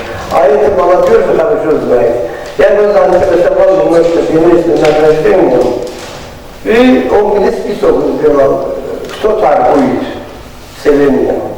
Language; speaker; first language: Russian; non-native, fluent; Azerbaijani